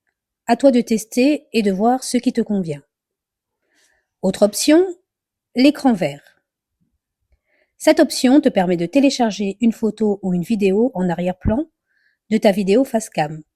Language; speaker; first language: French; native; French